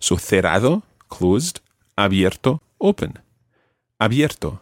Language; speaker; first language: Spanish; non-native, fluent; English